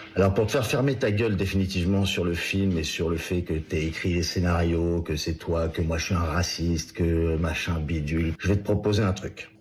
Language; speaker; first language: French; native; French